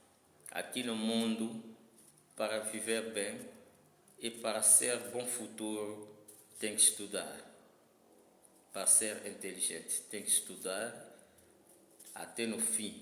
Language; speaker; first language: Portuguese; non-native, learner; Lingala